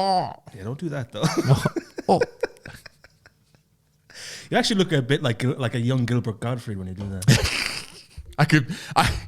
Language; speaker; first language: English; native; English